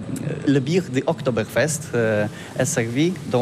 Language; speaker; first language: French; non-native, learner; Polish